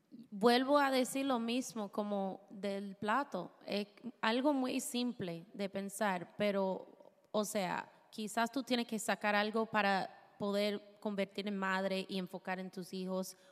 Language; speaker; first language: Spanish; non-native, fluent; English